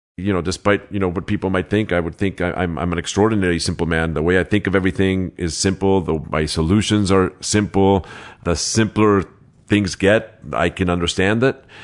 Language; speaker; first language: English; early bilingual, other home language; Spanish